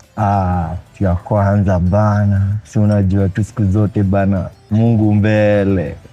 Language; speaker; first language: Swahili; native; Swahili